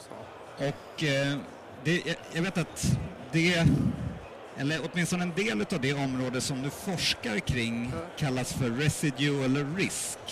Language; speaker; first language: Swedish; native; Swedish